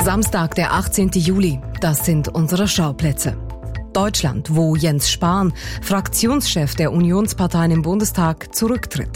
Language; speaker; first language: German; native; German